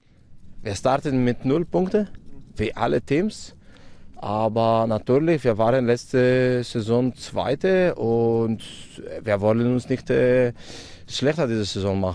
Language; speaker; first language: German; non-native, fluent; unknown